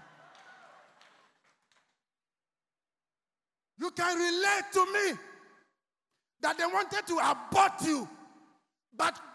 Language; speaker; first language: English; non-native, local second language; Akan